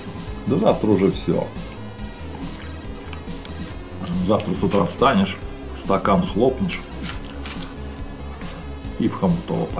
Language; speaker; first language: Russian; native; Russian